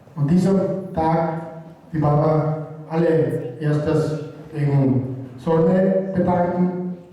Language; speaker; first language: German; non-native, learner; Tamil